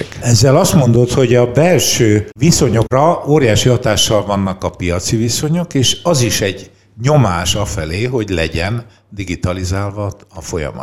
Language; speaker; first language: Hungarian; native; Hungarian